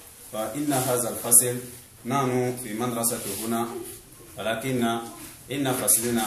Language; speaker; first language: Arabic; non-native, learner; Dyula